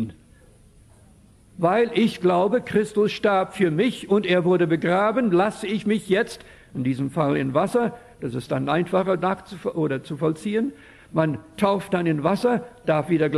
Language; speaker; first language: German; early bilingual, heritage; German